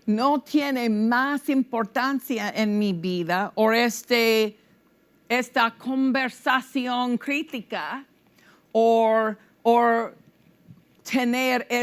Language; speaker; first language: Spanish; non-native, fluent; English